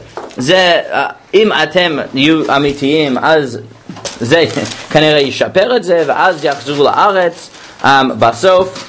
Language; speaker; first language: Hebrew; non-native, fluent; English